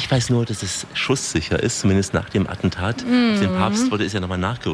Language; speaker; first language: German; native; German